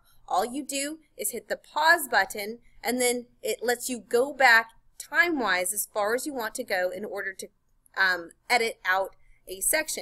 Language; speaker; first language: English; native; English